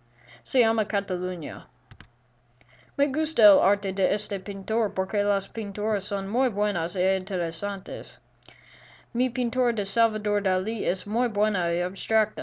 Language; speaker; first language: Spanish; non-native, learner; English